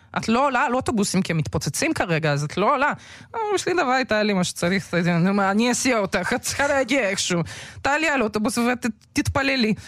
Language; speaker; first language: Hebrew; early bilingual, other home language; Russian